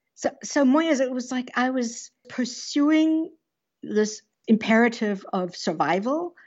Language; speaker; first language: English; native; English